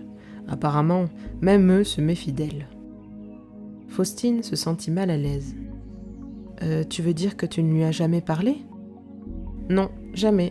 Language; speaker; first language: French; native; French